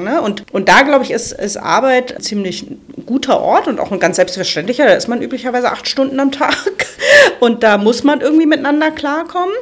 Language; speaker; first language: German; native; German